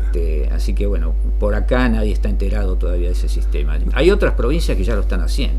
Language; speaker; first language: Spanish; native; Spanish